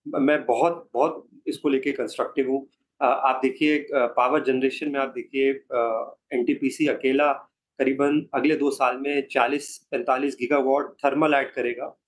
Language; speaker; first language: Hindi; native; Hindi